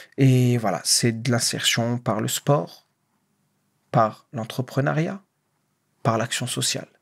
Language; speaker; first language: French; native; French